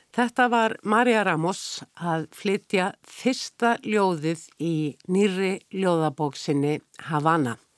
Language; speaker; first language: Icelandic; native; Icelandic